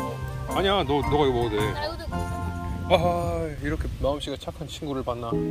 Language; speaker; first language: Korean; native; Korean